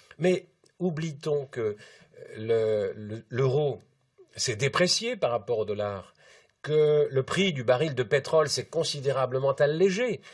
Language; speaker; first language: French; native; French